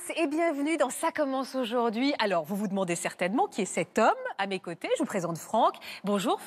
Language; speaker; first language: French; native; French